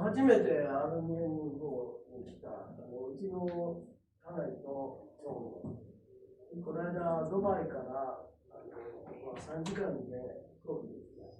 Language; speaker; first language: Japanese; native; Japanese